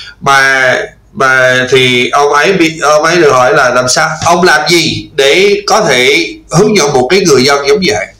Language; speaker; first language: Vietnamese; non-native, fluent; English